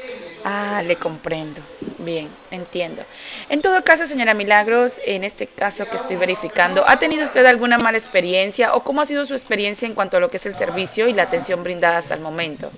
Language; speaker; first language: Spanish; native; Spanish